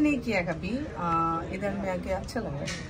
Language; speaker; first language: Hindi; non-native, learner; Bangla